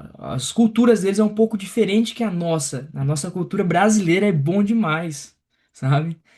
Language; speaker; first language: Portuguese; native; Portuguese